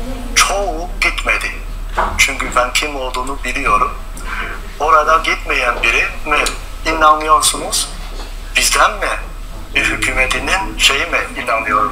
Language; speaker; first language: Turkish; non-native, learner; Chinese